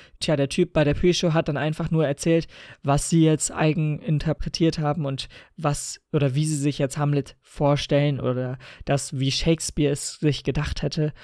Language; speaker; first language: German; native; German